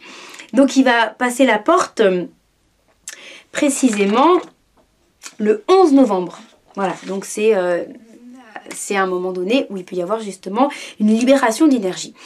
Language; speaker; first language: French; native; French